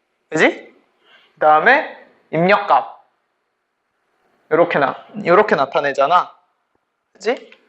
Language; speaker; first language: Korean; native; Korean